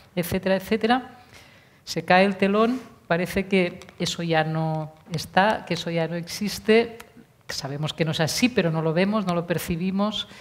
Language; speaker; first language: Spanish; non-native, local second language; Catalan